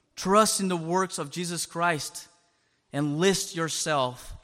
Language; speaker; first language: English; non-native, fluent; Portuguese